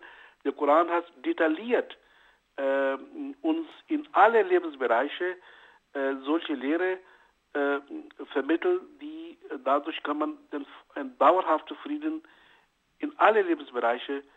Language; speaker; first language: German; non-native, fluent; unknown